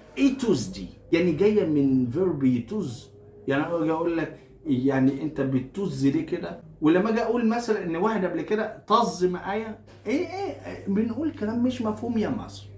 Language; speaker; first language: Egyptian Arabic; non-native, fluent; English